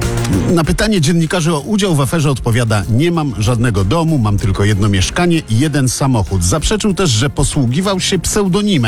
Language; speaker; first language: Polish; native; Polish